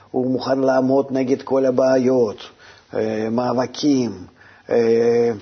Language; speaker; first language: Hebrew; non-native, fluent; Russian